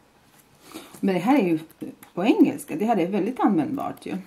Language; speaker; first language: Swedish; non-native, fluent; Latvian